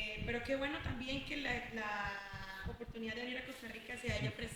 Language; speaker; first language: Spanish; native; Spanish